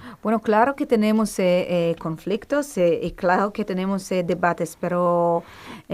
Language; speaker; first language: Spanish; non-native, fluent; Hebrew